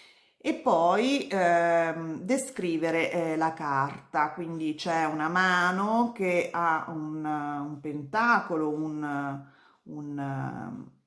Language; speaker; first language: Italian; native; Italian